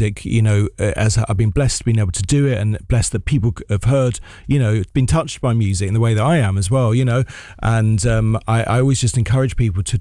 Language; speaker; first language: English; native; English